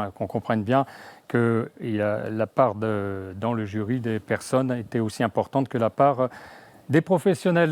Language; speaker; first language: French; native; French